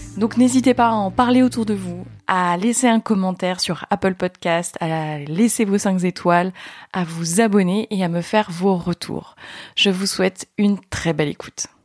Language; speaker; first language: French; native; French